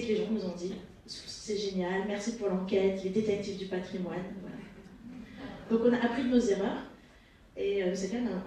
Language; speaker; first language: French; native; French